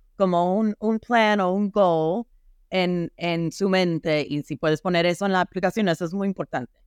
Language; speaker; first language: Spanish; non-native, fluent; English